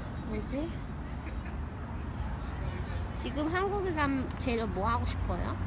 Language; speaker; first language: Korean; early bilingual, heritage; English